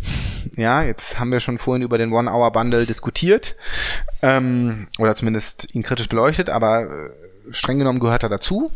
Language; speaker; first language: German; native; German